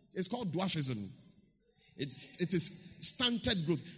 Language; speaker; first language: English; non-native, local second language; Akan